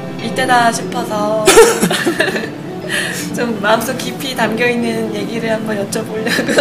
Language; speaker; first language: Korean; native; Korean